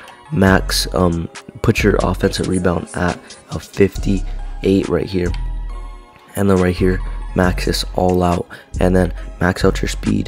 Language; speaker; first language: English; native; English